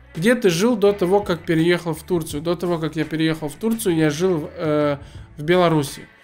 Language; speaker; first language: Russian; early bilingual, other home language; Azerbaijani